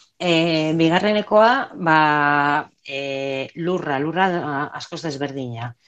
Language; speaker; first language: Basque; non-native, local second language; Spanish